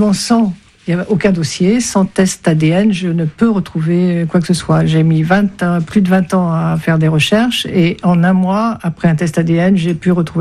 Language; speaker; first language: French; native; French